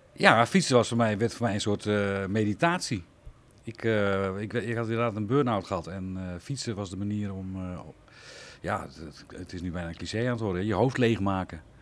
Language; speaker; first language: Dutch; native; Dutch